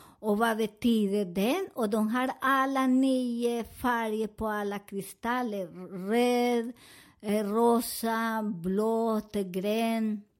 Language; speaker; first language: Swedish; non-native, learner; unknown